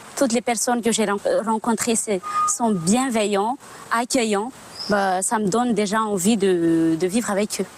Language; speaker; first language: French; non-native, local second language; Malagasy